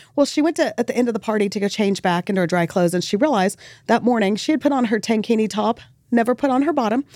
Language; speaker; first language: English; native; English